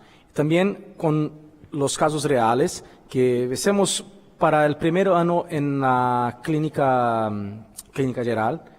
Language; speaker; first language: Spanish; non-native, fluent; Portuguese